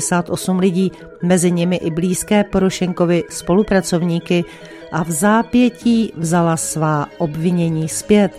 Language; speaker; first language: Czech; native; Czech